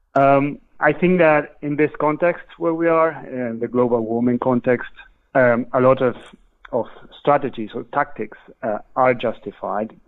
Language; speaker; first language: English; non-native, fluent; Spanish